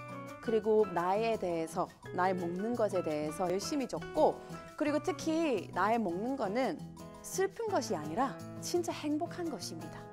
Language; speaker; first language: Korean; non-native, fluent; English